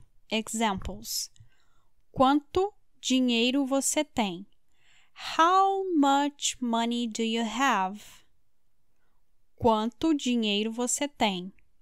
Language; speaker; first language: Portuguese; native; Portuguese